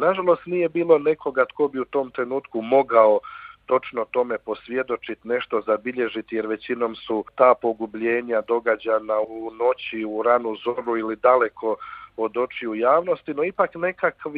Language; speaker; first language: Croatian; native; Croatian